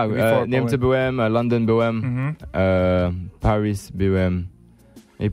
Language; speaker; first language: Polish; non-native, learner; English